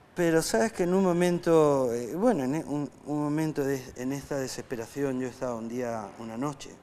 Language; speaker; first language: Spanish; native; Spanish